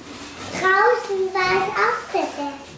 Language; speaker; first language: German; early bilingual, other home language; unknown